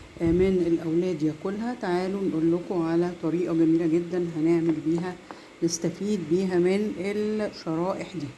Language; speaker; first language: Arabic; native; Arabic